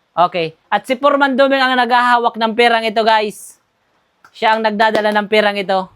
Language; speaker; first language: Filipino; non-native, local second language; Bikol